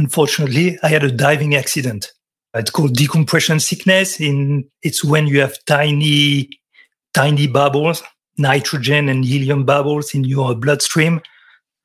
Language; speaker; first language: English; non-native, fluent; French